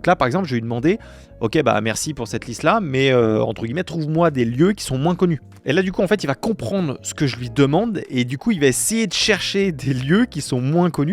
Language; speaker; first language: French; native; French